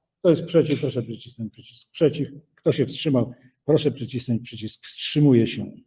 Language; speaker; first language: Polish; native; Polish